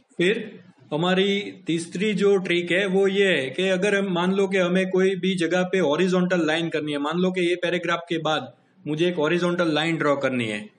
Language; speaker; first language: Hindi; non-native, local second language; Gujarati